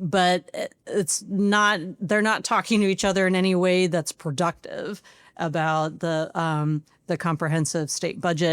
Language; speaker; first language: English; native; English